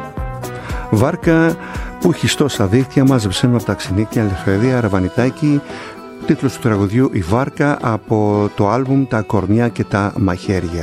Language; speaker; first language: Greek; native; Greek